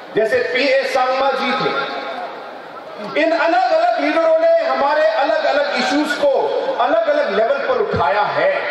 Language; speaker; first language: Hindi; non-native, local second language; Kok Borok